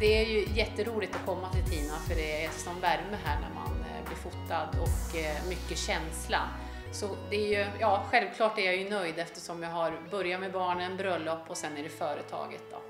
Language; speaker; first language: Swedish; native; Swedish